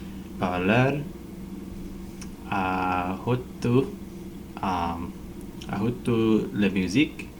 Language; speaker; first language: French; non-native, learner; English